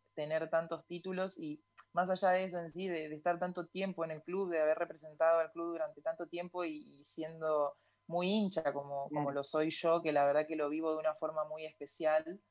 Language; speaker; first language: Spanish; native; Spanish